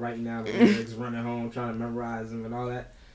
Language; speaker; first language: English; early bilingual, other home language; Lingala